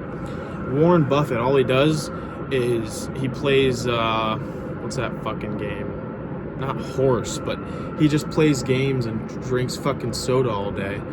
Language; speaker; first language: English; native; English